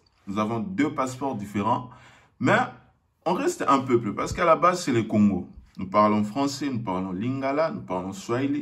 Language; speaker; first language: French; non-native, local second language; Lingala